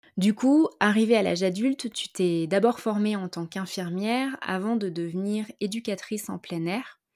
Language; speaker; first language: French; native; French